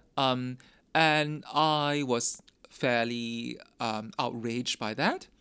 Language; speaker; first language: English; non-native, local second language; Min Nan Chinese